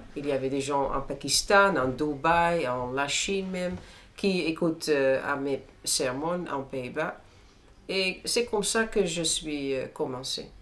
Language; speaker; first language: French; non-native, fluent; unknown